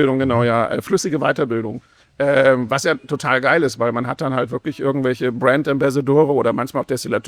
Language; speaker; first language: German; native; German